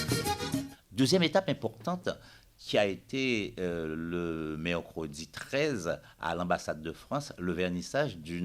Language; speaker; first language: French; native; French